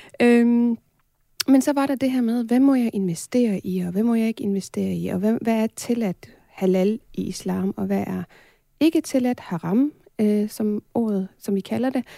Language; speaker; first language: Danish; early bilingual, other home language; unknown